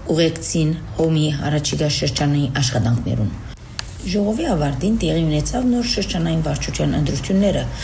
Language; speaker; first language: Armenian; early bilingual, heritage; Armenian